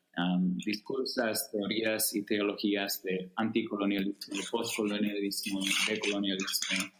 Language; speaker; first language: Spanish; non-native, fluent; English